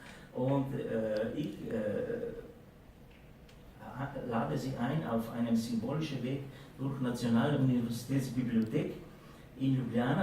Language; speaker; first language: German; non-native, fluent; Slovenian